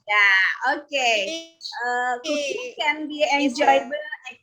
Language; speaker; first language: English; non-native, learner; Indonesian